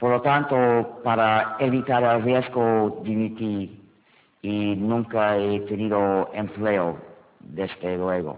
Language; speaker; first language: Spanish; non-native, fluent; English